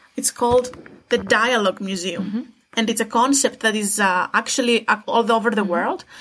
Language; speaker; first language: English; non-native, fluent; Greek